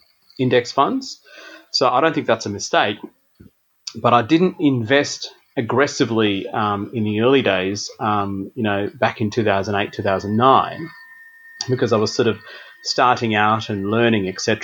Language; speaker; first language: English; native; English